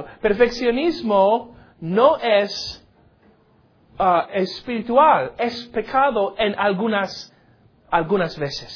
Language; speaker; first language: Spanish; non-native, learner; English